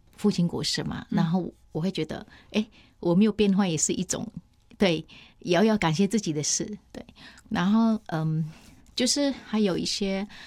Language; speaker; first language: Chinese; non-native, fluent; Vietnamese